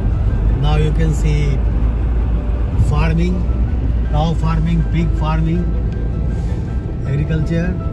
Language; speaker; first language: English; non-native, local second language; Hindi